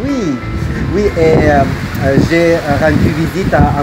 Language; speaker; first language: French; non-native, fluent; Russian